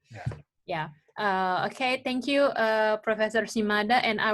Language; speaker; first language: English; non-native, local second language; Indonesian